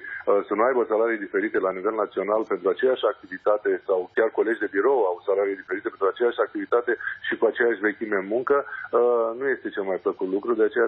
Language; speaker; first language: Romanian; native; Romanian